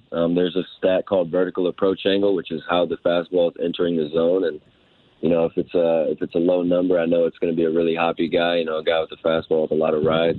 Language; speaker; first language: English; native; English